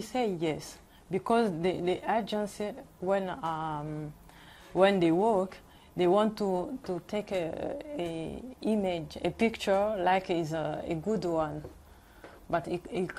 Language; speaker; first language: English; non-native, learner; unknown